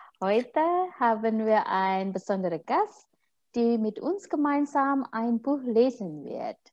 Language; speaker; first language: German; non-native, fluent; Indonesian